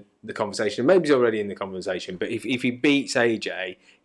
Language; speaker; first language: English; native; English